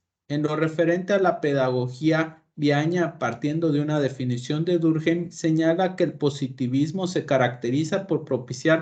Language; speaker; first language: Spanish; native; Spanish